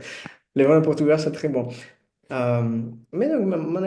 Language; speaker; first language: French; non-native, learner; Portuguese